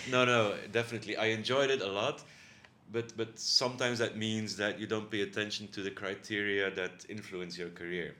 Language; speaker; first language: English; non-native, fluent; Dutch